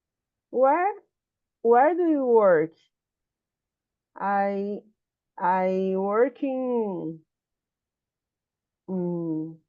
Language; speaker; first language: English; non-native, learner; Portuguese